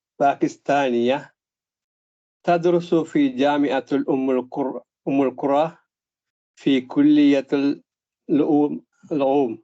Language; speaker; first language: Arabic; non-native, learner; Tamil